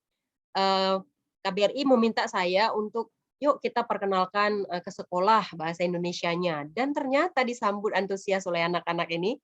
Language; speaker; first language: Indonesian; native; Indonesian